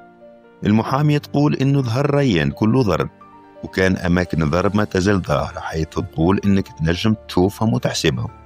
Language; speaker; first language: Arabic; native; Arabic